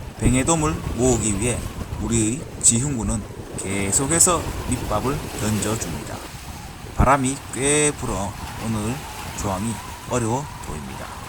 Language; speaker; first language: Korean; native; Korean